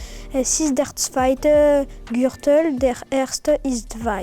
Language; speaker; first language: German; non-native, learner; French